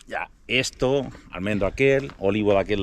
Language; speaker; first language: Spanish; native; Spanish